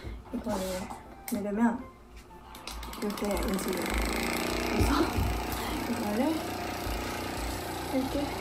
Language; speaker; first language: Korean; non-native, fluent; Japanese